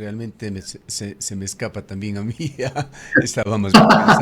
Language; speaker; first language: Spanish; native; Spanish